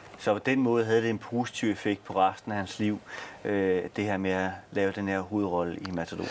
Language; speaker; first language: Danish; native; Danish